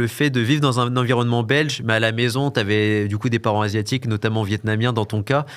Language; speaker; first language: French; native; French